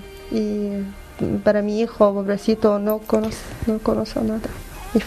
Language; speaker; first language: Spanish; non-native, learner; Arabic